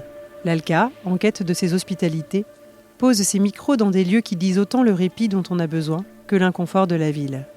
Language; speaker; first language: French; native; French